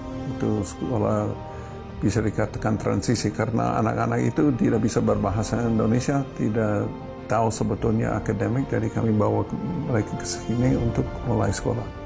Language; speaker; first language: Indonesian; non-native, fluent; English